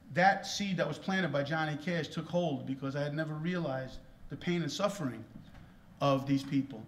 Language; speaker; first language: English; native; English